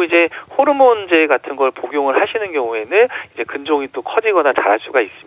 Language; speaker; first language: Korean; native; Korean